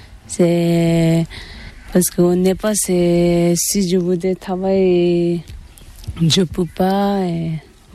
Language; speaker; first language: French; non-native, learner; Tibetan